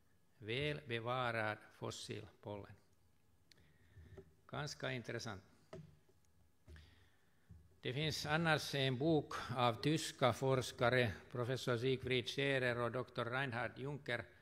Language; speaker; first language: Swedish; non-native, fluent; Finnish